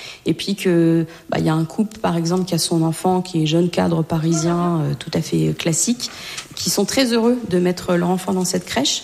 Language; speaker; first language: French; native; French